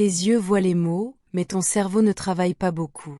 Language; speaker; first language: French; non-native, fluent; Portuguese